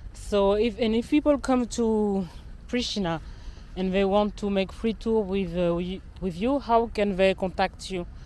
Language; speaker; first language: English; non-native, learner; French